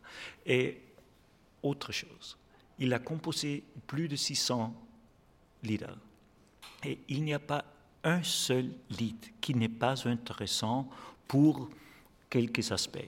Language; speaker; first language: French; non-native, fluent; German